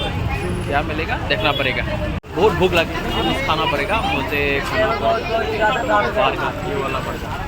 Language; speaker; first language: Hindi; non-native, local second language; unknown